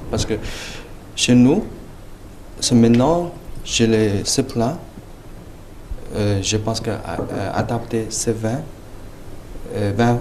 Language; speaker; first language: French; non-native, learner; Chinese